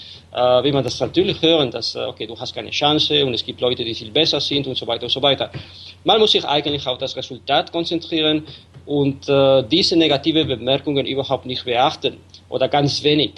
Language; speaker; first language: German; non-native, fluent; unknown